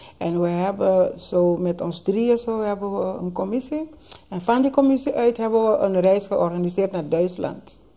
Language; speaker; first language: Dutch; non-native, local second language; Papiamento